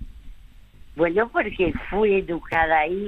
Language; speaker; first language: Spanish; early bilingual, other home language; French